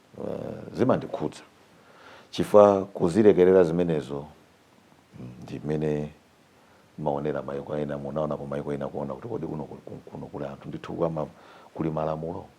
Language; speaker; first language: Nyanja; native; Nyanja